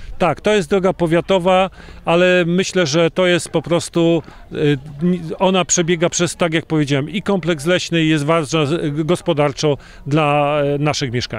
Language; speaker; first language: Polish; native; Polish